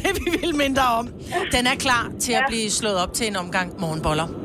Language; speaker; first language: Danish; native; Danish